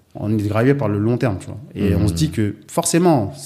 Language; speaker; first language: French; native; French